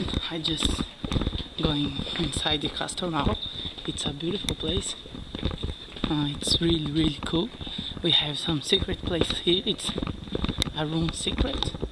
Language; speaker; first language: English; non-native, learner; Portuguese